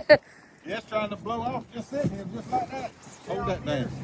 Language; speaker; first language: English; native; English